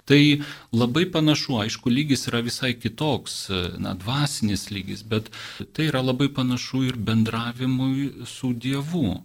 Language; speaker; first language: Lithuanian; non-native, local second language; Polish